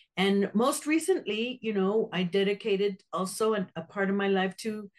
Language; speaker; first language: English; native; English